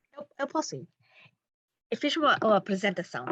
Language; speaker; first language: Portuguese; early bilingual, heritage; Portuguese